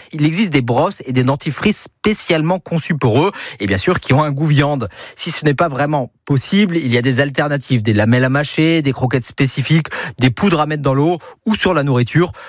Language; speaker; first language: French; native; French